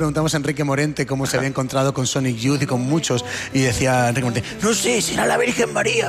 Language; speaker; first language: Spanish; native; Spanish